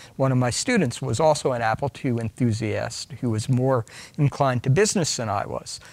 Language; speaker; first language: English; native; English